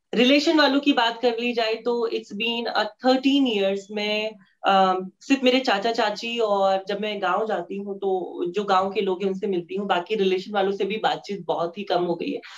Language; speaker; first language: Hindi; native; Hindi